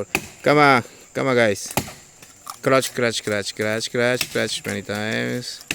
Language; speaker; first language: English; non-native, learner; Spanish